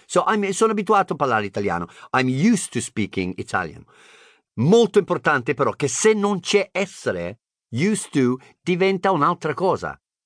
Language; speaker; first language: Italian; non-native, fluent; English